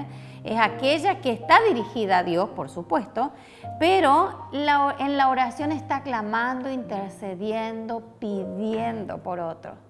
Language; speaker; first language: Spanish; native; Spanish